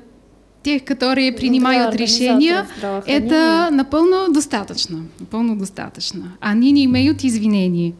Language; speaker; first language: Russian; non-native, learner; Bulgarian